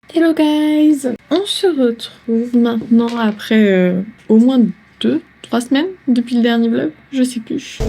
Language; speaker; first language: French; native; French